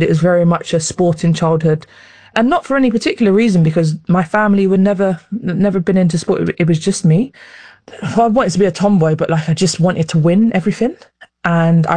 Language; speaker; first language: English; native; English